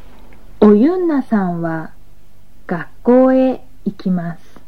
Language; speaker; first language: Japanese; non-native, learner; Mongolian